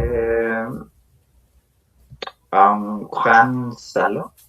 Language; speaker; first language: French; non-native, learner; Spanish